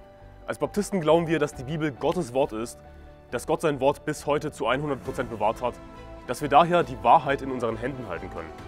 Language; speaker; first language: German; native; German